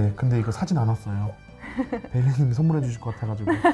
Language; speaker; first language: Korean; native; Korean